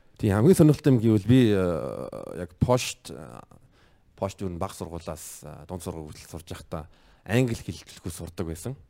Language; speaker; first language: Mongolian; early bilingual, heritage; Mongolian